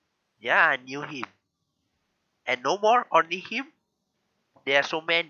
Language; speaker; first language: English; non-native, learner; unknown